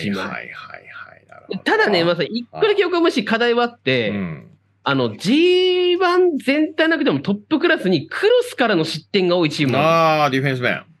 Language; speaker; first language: Japanese; native; Japanese